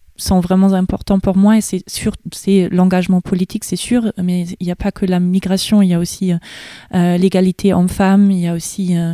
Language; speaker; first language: French; non-native, fluent; German